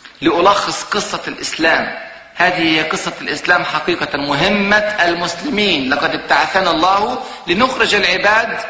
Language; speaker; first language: Arabic; native; Arabic